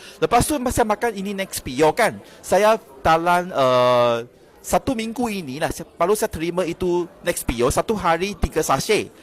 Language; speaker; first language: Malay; non-native, local second language; Chinese